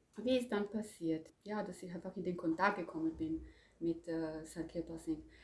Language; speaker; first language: German; non-native, fluent; Croatian